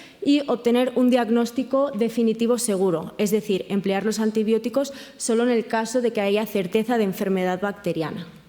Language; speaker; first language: Spanish; native; Spanish